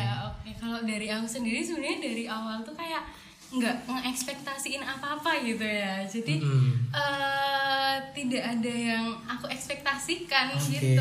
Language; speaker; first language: Indonesian; native; Indonesian